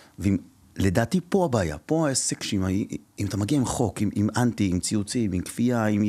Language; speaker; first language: Hebrew; early bilingual, other home language; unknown